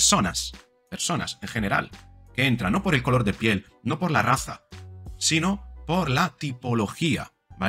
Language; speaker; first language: Spanish; native; Spanish